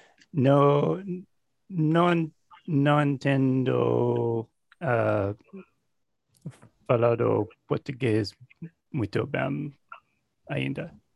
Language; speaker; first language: Portuguese; non-native, learner; English